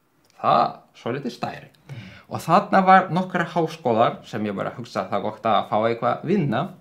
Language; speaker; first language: Icelandic; non-native, learner; Ukrainian